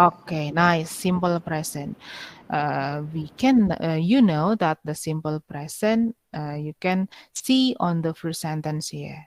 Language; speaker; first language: English; non-native, fluent; Indonesian